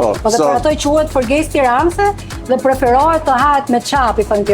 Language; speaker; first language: Albanian; native; Albanian